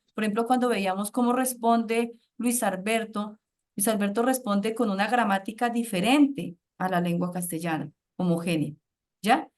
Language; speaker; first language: Spanish; native; Spanish